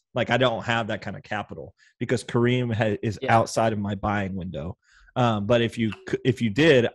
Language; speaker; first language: English; native; English